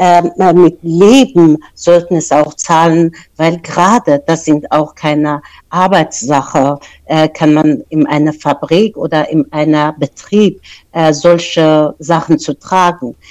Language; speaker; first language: German; non-native, fluent; Persian